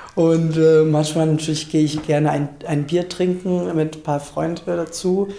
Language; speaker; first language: German; non-native, fluent; Italian